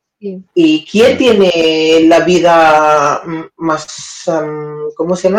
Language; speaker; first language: Spanish; non-native, learner; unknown